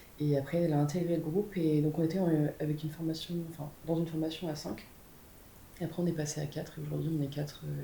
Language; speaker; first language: French; native; French